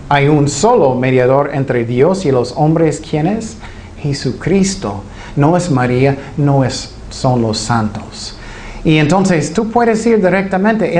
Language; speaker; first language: Spanish; non-native, fluent; English